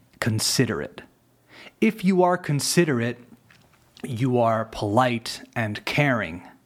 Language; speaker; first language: English; native; English